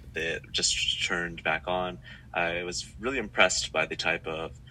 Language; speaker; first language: English; native; English